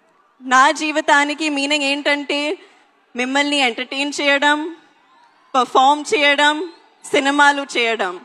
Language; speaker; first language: Telugu; non-native, learner; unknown